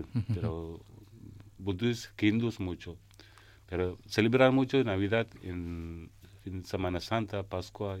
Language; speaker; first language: Spanish; non-native, learner; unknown